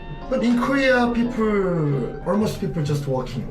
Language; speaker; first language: English; non-native, learner; Korean